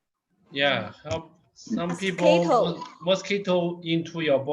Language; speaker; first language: English; non-native, learner; Chinese